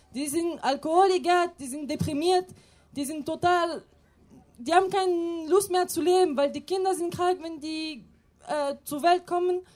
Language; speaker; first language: German; non-native, fluent; French